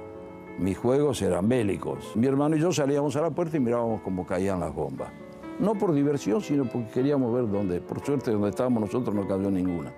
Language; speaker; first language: Spanish; early bilingual, other home language; Italian